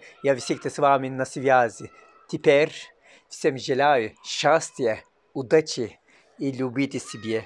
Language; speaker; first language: Russian; non-native, learner; Turkish